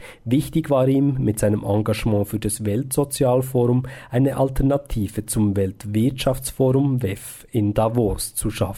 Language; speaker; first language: German; native; German